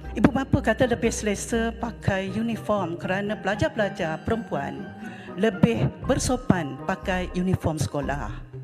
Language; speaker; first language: Malay; native; Malay